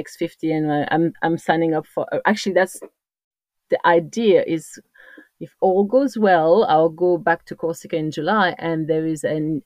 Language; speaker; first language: English; non-native, fluent; French